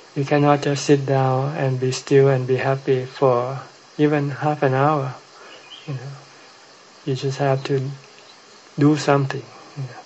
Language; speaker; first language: English; non-native, fluent; Thai